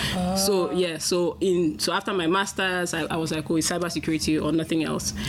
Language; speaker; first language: English; non-native, local second language; Yoruba